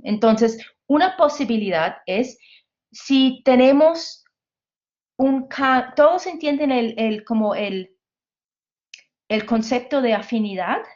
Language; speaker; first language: Spanish; non-native, fluent; English